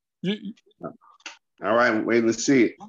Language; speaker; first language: English; native; English